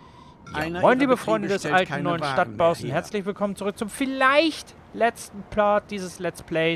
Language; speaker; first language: German; native; German